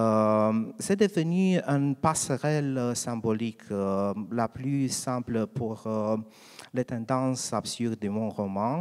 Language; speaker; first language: French; non-native, learner; Romanian